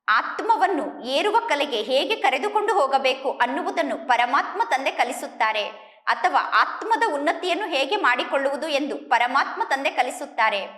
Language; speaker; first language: Kannada; native; Kannada